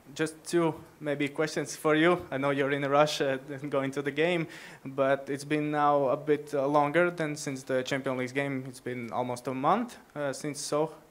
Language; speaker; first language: English; non-native, fluent; Latvian